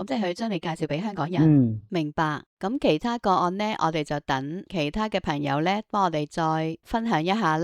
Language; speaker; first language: Cantonese; native; Cantonese